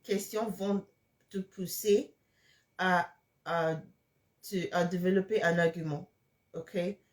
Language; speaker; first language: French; non-native, fluent; English